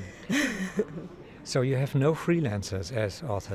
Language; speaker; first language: English; non-native, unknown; German